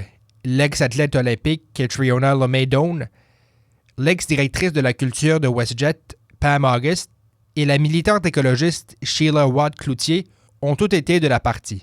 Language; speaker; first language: French; native; French